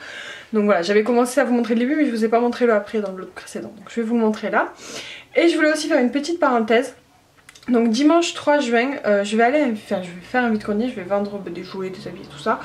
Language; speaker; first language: French; native; French